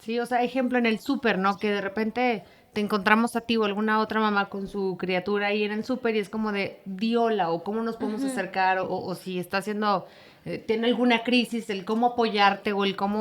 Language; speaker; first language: Spanish; native; Spanish